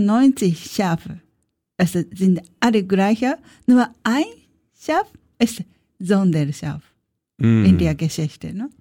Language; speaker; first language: German; non-native, learner; Japanese